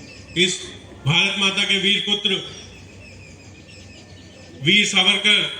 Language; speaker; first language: Hindi; native; Hindi